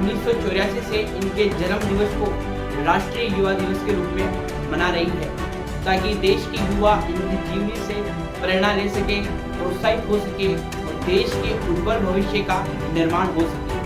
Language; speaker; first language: Hindi; native; Hindi